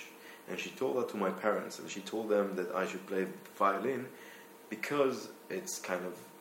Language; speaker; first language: English; non-native, fluent; Hebrew